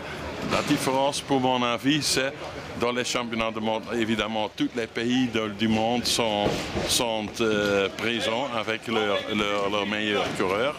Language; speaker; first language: French; non-native, fluent; Dutch